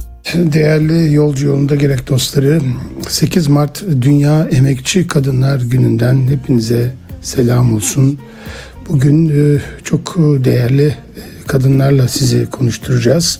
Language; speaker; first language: Turkish; native; Turkish